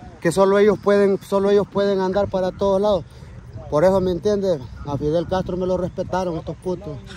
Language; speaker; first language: Spanish; native; Spanish